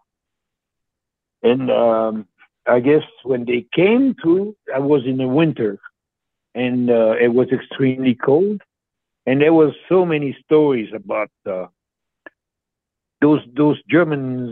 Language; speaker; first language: English; non-native, fluent; French